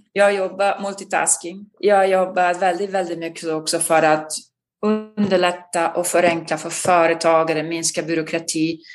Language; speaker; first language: Swedish; non-native, fluent; Italian